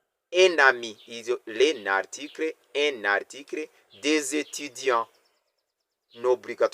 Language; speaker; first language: French; non-native, local second language; Kinyarwanda